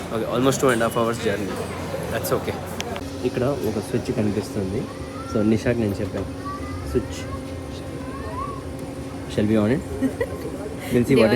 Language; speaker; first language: Telugu; native; Telugu